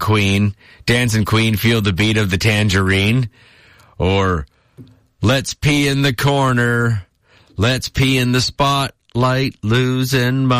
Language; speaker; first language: English; native; English